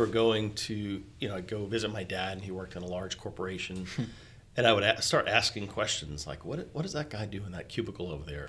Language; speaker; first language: English; native; English